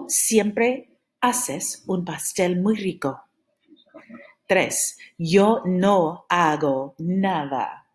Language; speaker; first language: Spanish; non-native, fluent; English